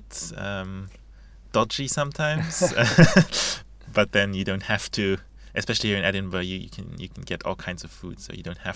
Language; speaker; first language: English; non-native, fluent; Luxembourgish